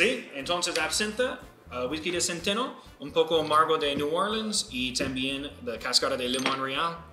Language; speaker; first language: Spanish; non-native, learner; English